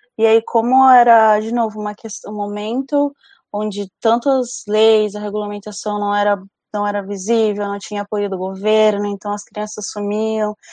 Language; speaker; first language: Portuguese; early bilingual, other home language; Spanish